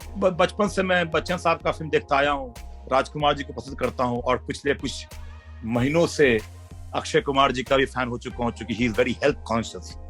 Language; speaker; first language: Hindi; native; Hindi